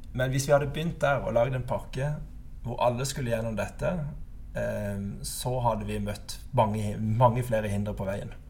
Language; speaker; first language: Norwegian; native; Norwegian